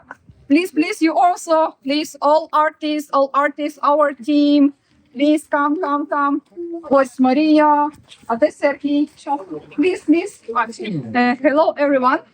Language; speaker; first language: English; non-native, learner; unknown